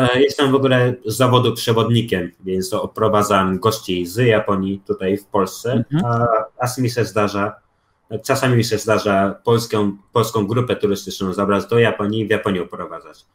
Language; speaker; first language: Polish; early bilingual, other home language; Japanese